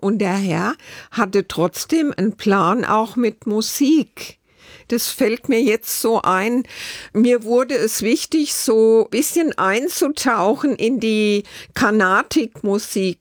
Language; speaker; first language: German; native; German